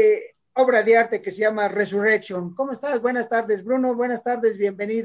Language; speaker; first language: Spanish; native; Spanish